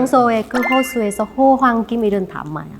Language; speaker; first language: Korean; non-native, learner; Vietnamese